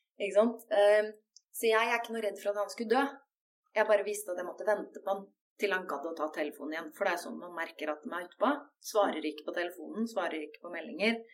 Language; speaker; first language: Norwegian; native; Norwegian